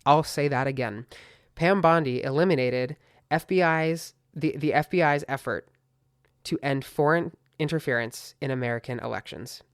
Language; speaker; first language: English; native; English